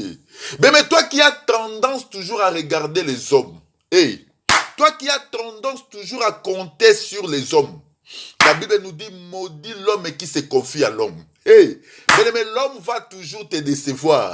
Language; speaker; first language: French; non-native, local second language; Lingala